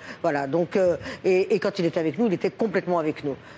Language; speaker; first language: French; native; French